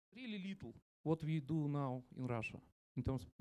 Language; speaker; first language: English; non-native, fluent; Russian